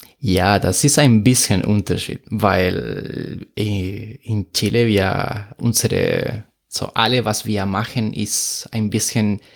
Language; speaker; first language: German; non-native, fluent; Spanish